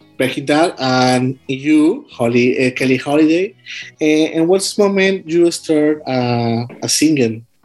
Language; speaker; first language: English; non-native, learner; Spanish